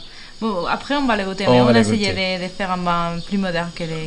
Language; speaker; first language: French; non-native, fluent; Spanish